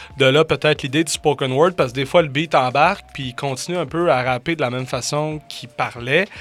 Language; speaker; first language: French; native; French